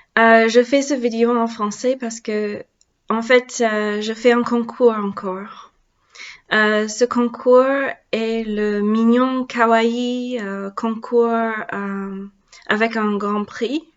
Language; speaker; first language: French; non-native, learner; English